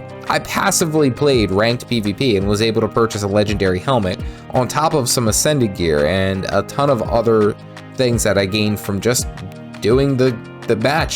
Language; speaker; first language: English; native; English